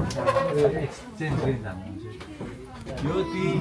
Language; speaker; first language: Nepali; non-native, learner; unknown